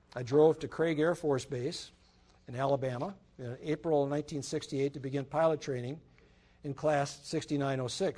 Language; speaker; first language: English; native; English